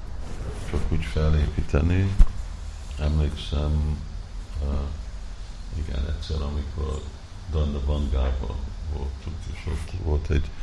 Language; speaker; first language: Hungarian; early bilingual, heritage; Hungarian